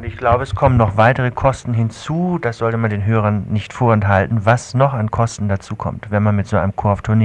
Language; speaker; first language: German; native; German